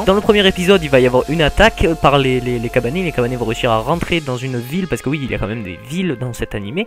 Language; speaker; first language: French; native; French